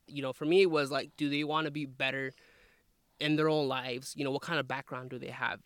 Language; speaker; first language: English; early bilingual, other home language; Spanish